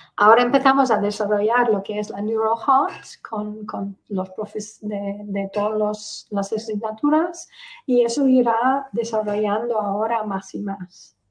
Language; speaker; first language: Spanish; non-native, fluent; English